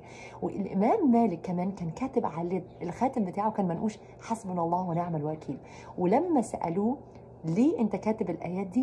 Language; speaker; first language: Arabic; native; Arabic